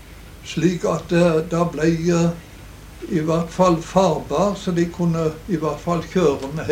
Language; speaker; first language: Norwegian; native; Norwegian